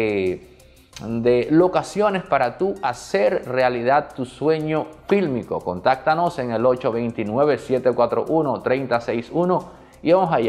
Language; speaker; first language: Spanish; native; Spanish